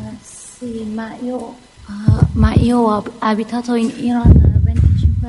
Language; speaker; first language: Italian; non-native, learner; Persian